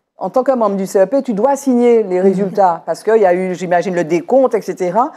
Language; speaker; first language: French; native; French